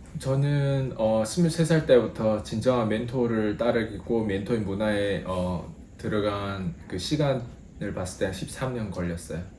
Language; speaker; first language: Korean; native; Korean